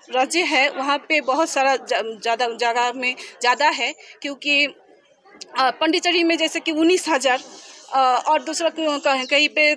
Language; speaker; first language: Hindi; non-native, local second language; Bangla